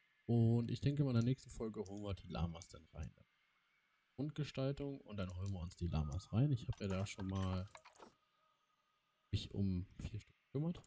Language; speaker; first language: German; native; German